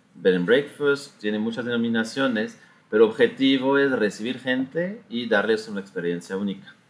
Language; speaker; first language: Spanish; non-native, fluent; French